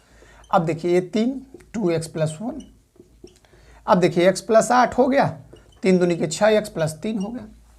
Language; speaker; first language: Hindi; native; Hindi